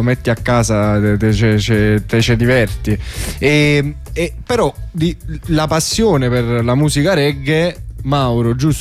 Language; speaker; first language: Italian; native; Italian